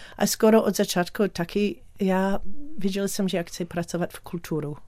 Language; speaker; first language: Czech; non-native, learner; English